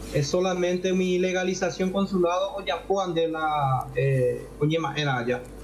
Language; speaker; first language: Spanish; native; Spanish